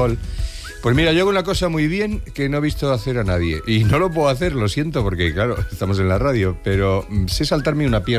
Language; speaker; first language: Spanish; native; Spanish